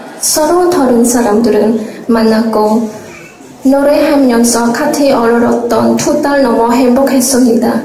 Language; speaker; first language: Korean; non-native, learner; Khmer